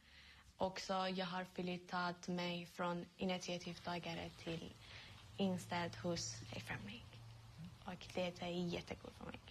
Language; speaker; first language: Swedish; non-native, learner; Persian